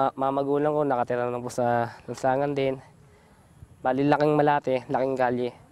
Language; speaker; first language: Filipino; native; Filipino